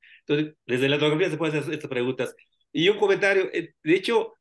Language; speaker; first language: Spanish; native; Spanish